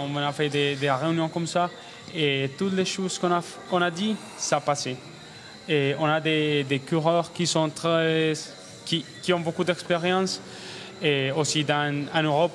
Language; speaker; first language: French; non-native, learner; Spanish